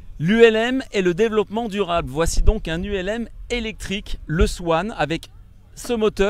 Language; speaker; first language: French; native; French